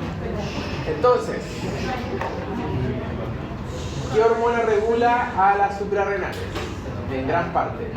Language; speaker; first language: Spanish; native; Spanish